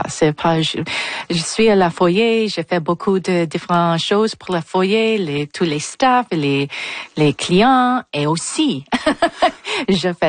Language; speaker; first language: French; non-native, local second language; English